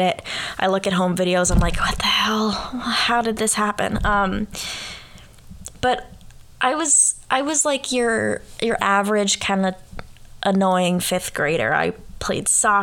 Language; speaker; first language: English; native; English